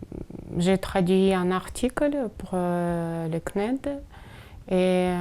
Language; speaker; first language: French; non-native, fluent; Ukrainian